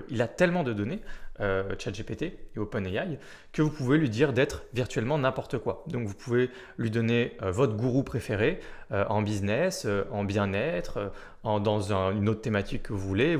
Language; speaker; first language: French; native; French